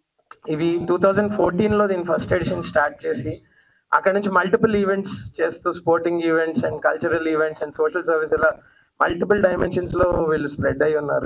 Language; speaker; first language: Telugu; native; Telugu